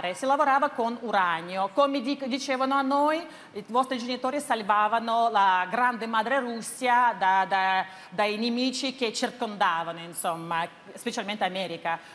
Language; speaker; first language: Italian; non-native, fluent; Russian